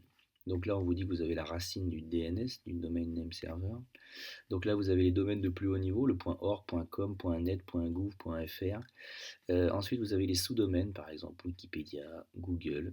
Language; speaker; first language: French; native; French